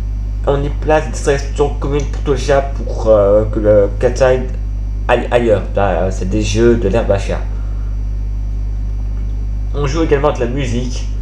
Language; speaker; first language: French; native; French